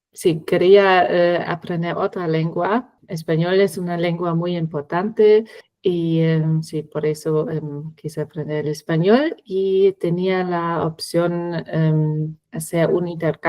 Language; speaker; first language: Spanish; non-native, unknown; German